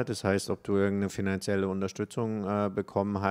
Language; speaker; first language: German; native; German